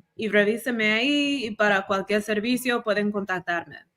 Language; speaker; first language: Spanish; early bilingual, heritage; Spanish